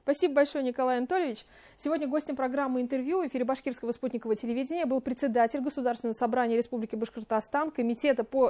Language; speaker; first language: Russian; native; Russian